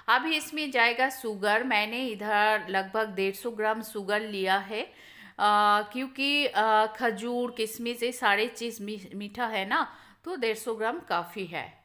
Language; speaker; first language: Hindi; non-native, local second language; Bangla